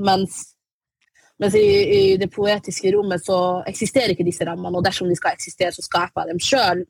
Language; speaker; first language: Norwegian; early bilingual, other home language; Arabic